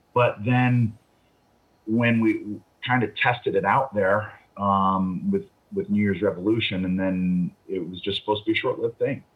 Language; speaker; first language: English; native; English